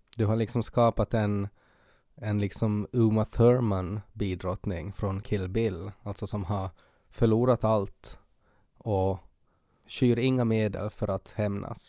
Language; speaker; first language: Swedish; native; Swedish